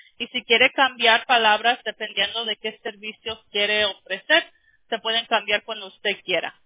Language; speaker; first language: Spanish; early bilingual, heritage; Spanish